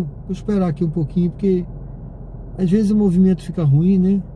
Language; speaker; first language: Portuguese; native; Portuguese